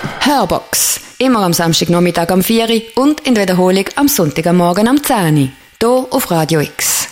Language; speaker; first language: German; native; German